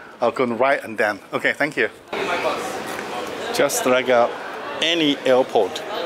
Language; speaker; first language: English; non-native, fluent; Chinese